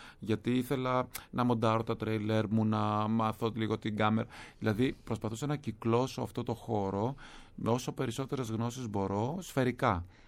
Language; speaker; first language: Greek; native; Greek